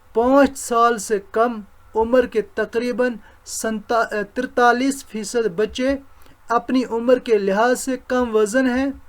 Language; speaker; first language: Urdu; non-native, local second language; Kashmiri